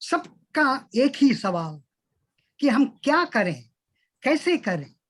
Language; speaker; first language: Hindi; native; Hindi